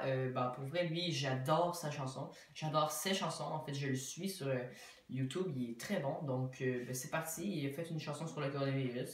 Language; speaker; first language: French; native; French